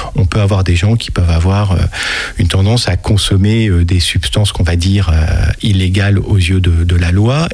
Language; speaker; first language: French; native; French